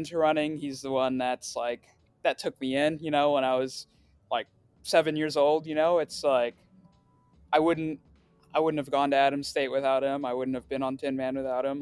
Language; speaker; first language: English; early bilingual, other home language; Swahili